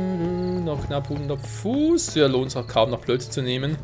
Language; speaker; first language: German; native; German